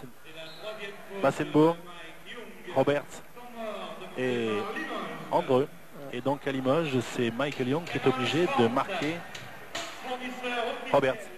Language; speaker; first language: French; native; French